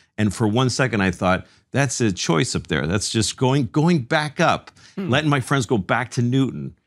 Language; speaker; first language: English; native; English